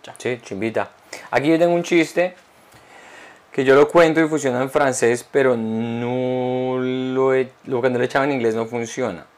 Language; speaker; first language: Spanish; early bilingual, heritage; Spanish